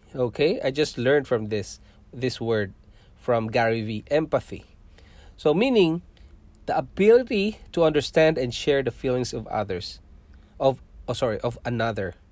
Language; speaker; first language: English; non-native, local second language; Cebuano